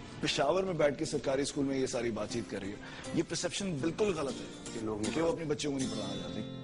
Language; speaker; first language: Urdu; native; Urdu